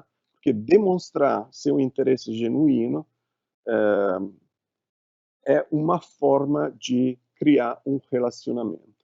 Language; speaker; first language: Portuguese; non-native, fluent; Italian